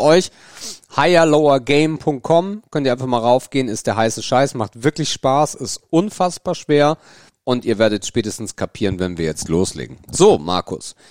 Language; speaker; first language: German; native; German